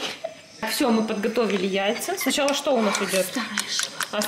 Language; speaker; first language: Russian; native; Russian